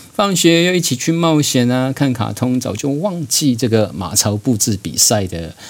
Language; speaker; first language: Chinese; native; Chinese